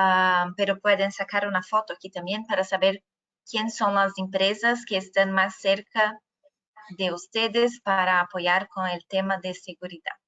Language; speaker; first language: Spanish; non-native, fluent; Portuguese